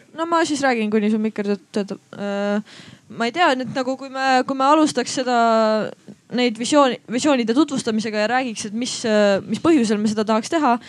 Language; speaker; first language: Estonian; native; Estonian